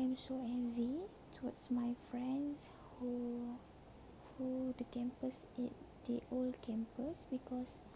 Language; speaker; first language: English; non-native, learner; Malay